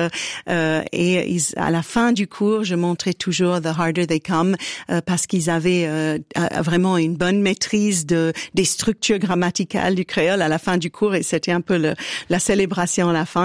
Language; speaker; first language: French; non-native, fluent; English